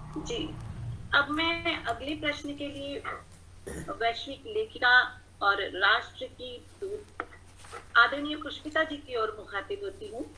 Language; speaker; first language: Hindi; native; Hindi